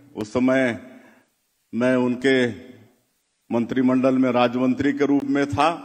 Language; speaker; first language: Hindi; native; Hindi